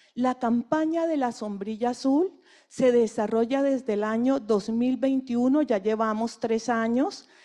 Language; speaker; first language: Spanish; native; Spanish